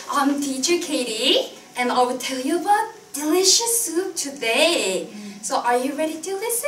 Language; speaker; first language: English; non-native, fluent; Korean